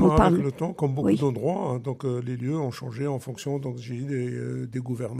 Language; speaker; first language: French; non-native, local second language; Arabic